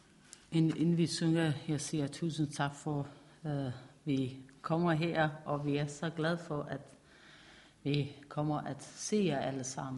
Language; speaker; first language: Danish; non-native, learner; Persian